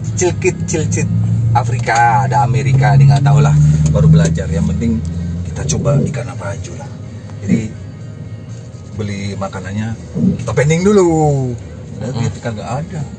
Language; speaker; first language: Indonesian; native; Indonesian